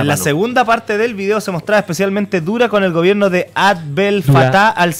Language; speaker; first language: Spanish; native; Spanish